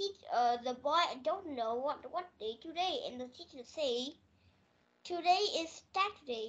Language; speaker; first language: English; non-native, learner; Vietnamese